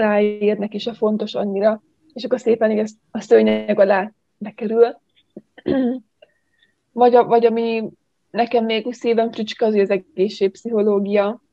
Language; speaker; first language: Hungarian; native; Hungarian